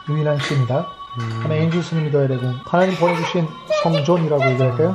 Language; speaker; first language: Korean; non-native, fluent; Turkish